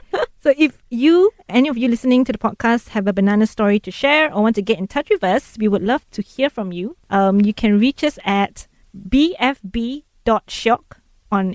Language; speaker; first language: English; native; English